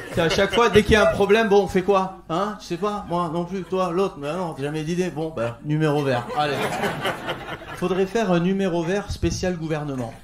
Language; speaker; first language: French; native; French